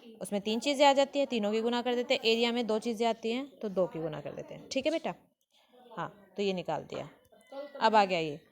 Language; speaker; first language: Hindi; native; Hindi